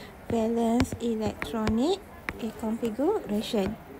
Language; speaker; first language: English; non-native, local second language; Malay